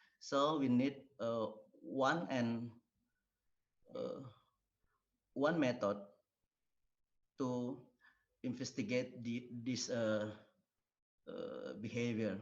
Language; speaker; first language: English; non-native, learner; Indonesian